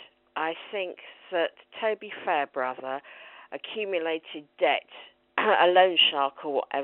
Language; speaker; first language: English; native; English